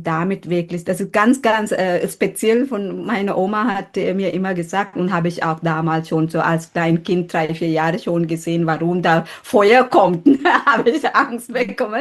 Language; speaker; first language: German; non-native, fluent; Sinhala